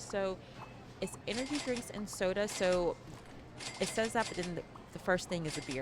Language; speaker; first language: English; native; English